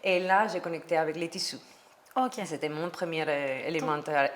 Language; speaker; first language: French; non-native, learner; Spanish